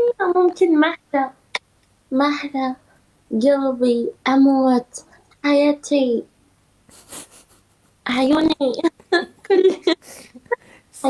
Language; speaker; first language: Arabic; non-native, learner; Turkish